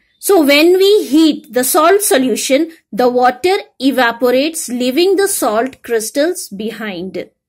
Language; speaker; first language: English; non-native, local second language; Hindi